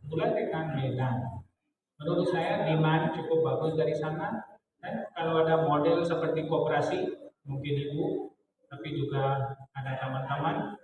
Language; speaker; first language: Indonesian; non-native, fluent; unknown